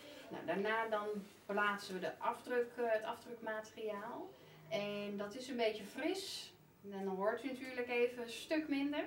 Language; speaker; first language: Dutch; native; Dutch